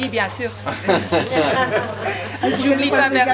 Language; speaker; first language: French; non-native, learner; Armenian